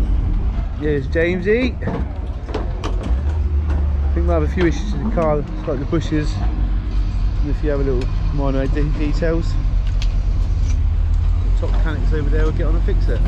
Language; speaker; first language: English; native; English